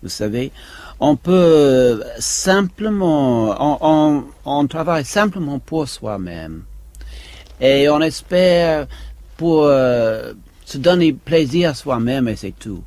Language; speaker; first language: French; non-native, fluent; English